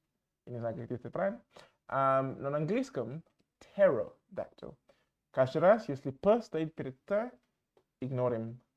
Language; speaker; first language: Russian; non-native, fluent; English